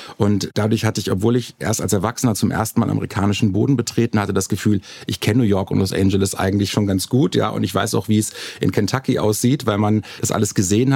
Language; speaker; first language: German; native; German